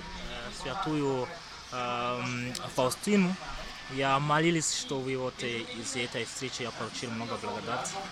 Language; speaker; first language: Russian; non-native, learner; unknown